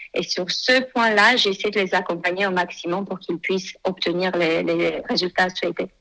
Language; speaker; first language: French; non-native, fluent; Romanian